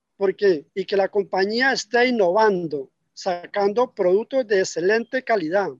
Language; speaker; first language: Spanish; native; Spanish